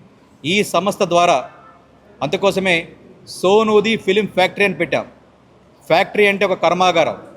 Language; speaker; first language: Telugu; native; Telugu